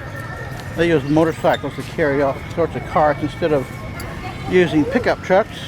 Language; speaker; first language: English; native; English